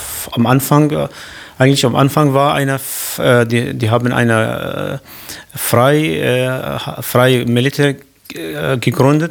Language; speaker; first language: German; non-native, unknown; Kurdish